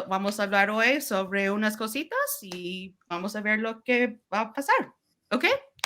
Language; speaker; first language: Spanish; non-native, learner; English